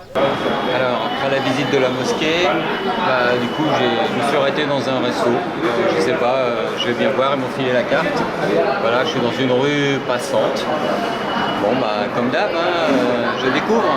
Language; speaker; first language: French; native; French